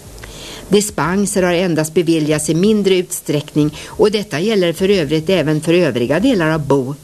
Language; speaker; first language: Swedish; native; Swedish